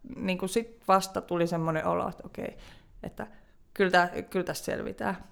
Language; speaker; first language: Finnish; native; Finnish